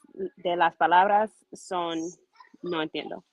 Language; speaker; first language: Spanish; non-native, learner; English